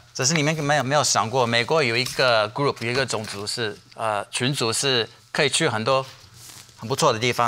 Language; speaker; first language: Chinese; non-native, fluent; English